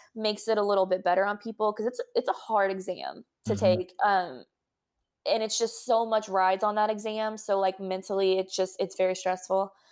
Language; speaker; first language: English; native; English